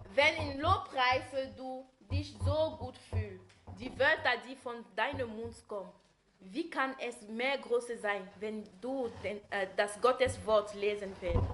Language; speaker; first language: German; non-native, learner; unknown